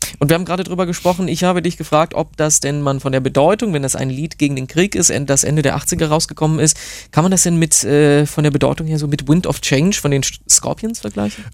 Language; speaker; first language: German; native; German